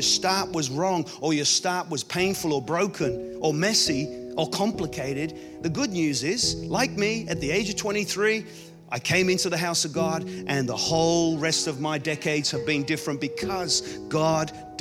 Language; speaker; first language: English; native; English